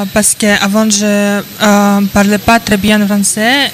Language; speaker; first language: French; non-native, learner; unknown